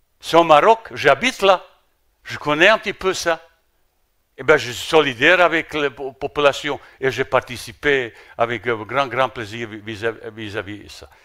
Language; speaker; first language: French; non-native, fluent; Bosnian